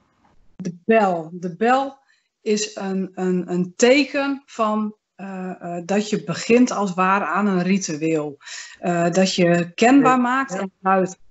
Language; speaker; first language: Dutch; native; Dutch